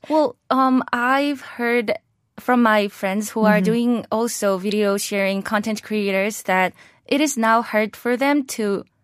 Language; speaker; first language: English; non-native, fluent; Korean